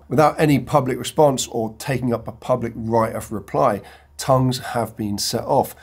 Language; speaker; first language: English; native; English